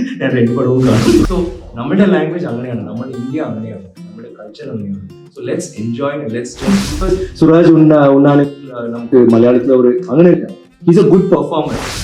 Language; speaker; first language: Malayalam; non-native, learner; Tamil